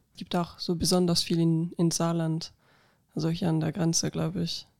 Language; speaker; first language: German; non-native, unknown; French